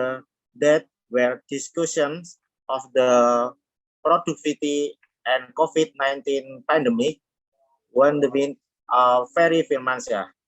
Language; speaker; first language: English; non-native, learner; Indonesian